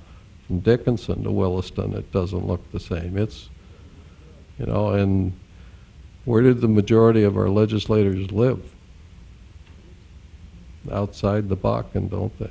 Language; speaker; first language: English; native; English